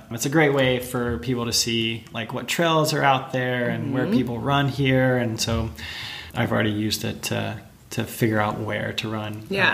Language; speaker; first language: English; native; English